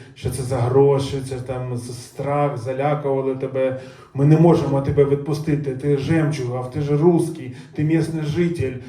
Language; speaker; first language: Ukrainian; native; Ukrainian